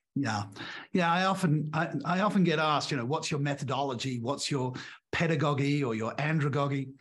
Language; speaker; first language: English; native; English